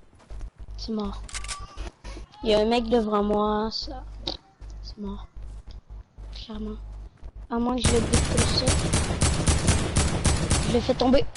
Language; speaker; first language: French; native; French